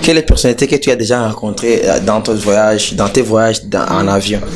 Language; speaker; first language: French; non-native, local second language; Rundi